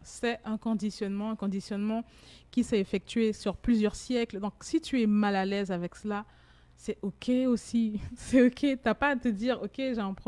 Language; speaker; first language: French; native; French